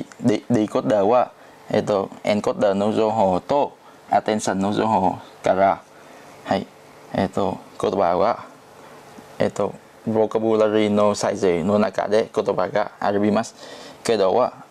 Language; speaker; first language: Japanese; non-native, learner; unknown